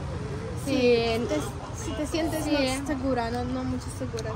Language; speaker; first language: Spanish; non-native, learner; English